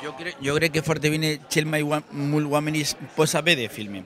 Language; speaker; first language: Romanian; non-native, learner; Spanish